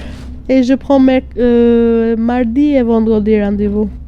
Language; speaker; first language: French; non-native, learner; Albanian